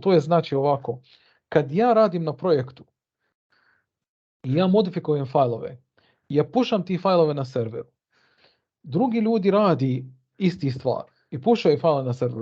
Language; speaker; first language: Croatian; early bilingual, heritage; Bosnian